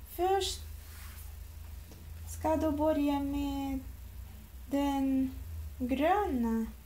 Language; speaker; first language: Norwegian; non-native, learner; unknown